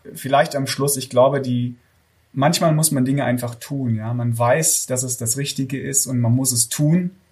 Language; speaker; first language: German; early bilingual, other home language; Armenian